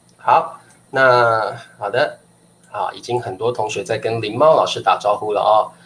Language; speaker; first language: Chinese; native; Chinese